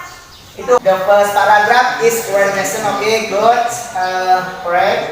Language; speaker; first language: English; non-native, learner; Indonesian